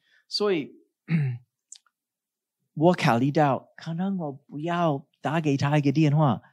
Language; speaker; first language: Chinese; non-native, fluent; English